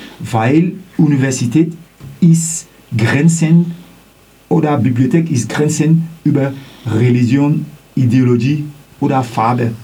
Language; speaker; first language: German; non-native, learner; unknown